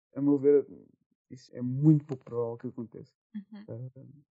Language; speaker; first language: Portuguese; native; Portuguese